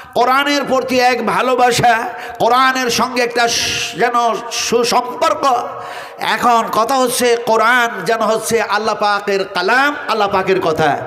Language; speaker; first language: Bangla; non-native, local second language; Urdu